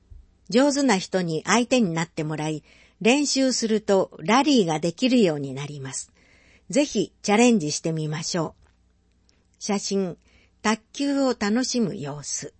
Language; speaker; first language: Japanese; native; Japanese